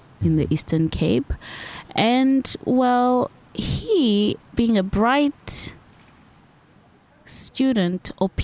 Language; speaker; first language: English; non-native, local second language; Xhosa